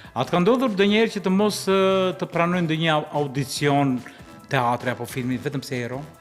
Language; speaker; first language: Albanian; native; Albanian